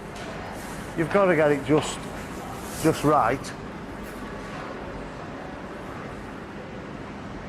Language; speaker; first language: English; native; English